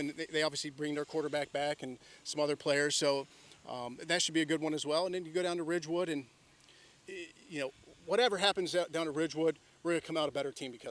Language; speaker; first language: English; native; English